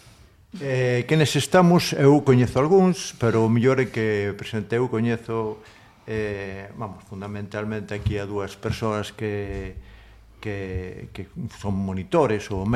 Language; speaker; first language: Galician; non-native, local second language; Spanish